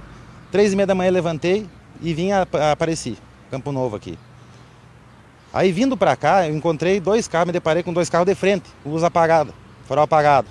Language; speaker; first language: Portuguese; native; Portuguese